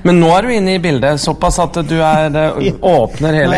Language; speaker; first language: Norwegian; native; Norwegian